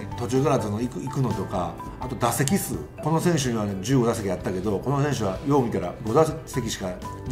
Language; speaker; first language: Japanese; native; Japanese